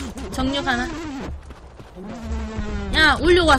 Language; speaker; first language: Korean; native; Korean